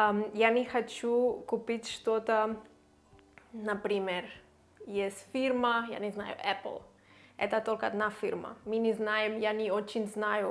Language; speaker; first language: Russian; non-native, learner; Catalan